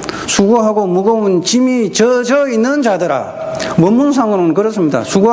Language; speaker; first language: Korean; native; Korean